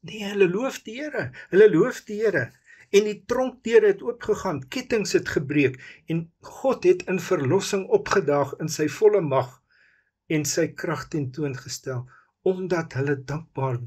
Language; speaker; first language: Afrikaans; native; Afrikaans